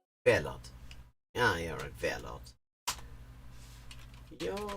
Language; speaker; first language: Swedish; non-native, learner; English